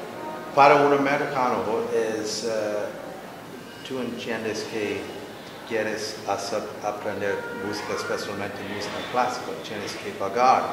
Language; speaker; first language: Spanish; non-native, learner; English